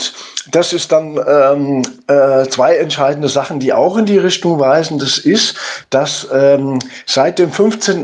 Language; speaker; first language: German; native; German